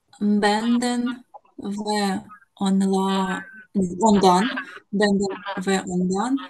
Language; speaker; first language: Turkish; non-native, fluent; Ukrainian